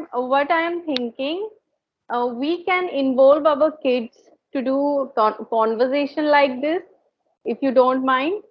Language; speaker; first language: English; non-native, learner; Hindi